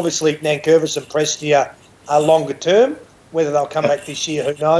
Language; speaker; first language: English; native; English